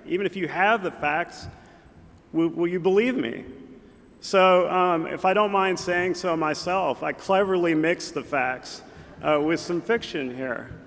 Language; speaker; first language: English; native; English